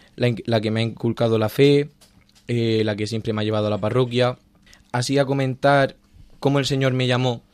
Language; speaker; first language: Spanish; native; Spanish